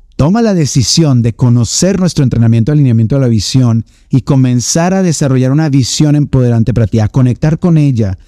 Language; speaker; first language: Spanish; native; Spanish